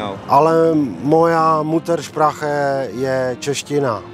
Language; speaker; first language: Polish; non-native, learner; Czech